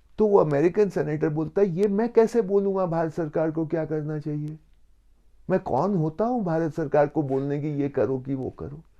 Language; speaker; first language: Hindi; native; Hindi